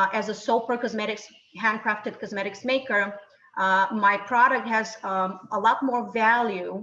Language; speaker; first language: English; non-native, fluent; Bulgarian